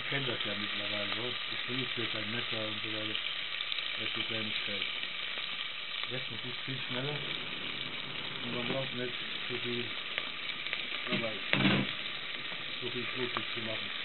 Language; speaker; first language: German; non-native, fluent; Italian